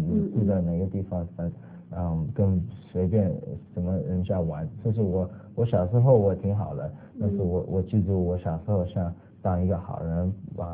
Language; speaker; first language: Chinese; early bilingual, other home language; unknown